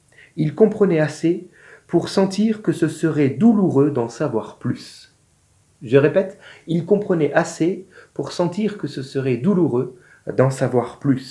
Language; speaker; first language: French; native; French